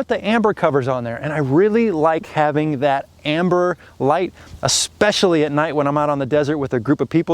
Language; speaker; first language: English; native; English